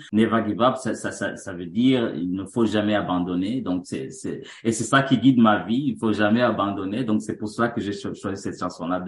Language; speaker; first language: French; non-native, local second language; Rundi